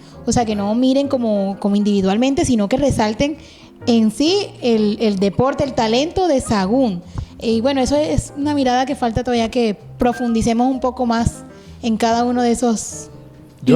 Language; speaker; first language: Spanish; native; Spanish